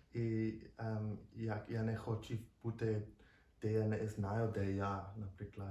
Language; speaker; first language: Ukrainian; non-native, learner; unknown